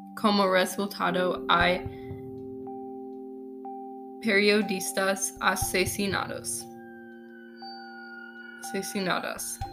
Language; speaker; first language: Spanish; non-native, learner; English